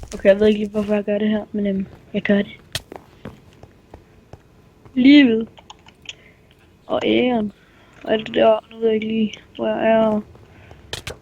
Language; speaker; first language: Danish; native; Danish